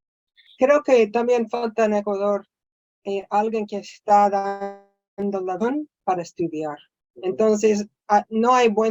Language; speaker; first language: Spanish; non-native, fluent; English